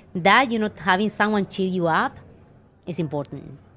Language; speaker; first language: English; non-native, fluent; Spanish